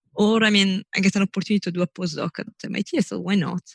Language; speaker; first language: English; non-native, fluent; Italian